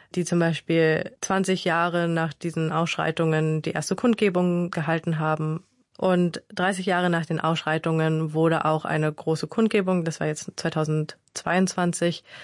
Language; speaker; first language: German; early bilingual, other home language; Vietnamese